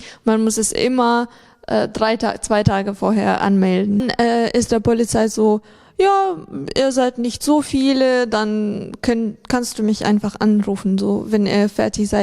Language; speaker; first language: German; non-native, fluent; Ukrainian